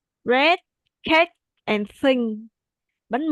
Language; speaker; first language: English; non-native, learner; Vietnamese